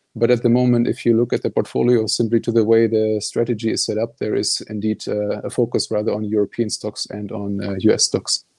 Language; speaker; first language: English; non-native, fluent; German